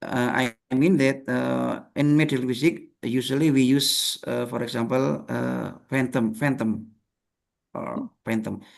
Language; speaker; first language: English; non-native, learner; Indonesian